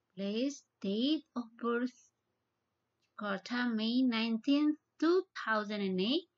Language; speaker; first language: English; non-native, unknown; Indonesian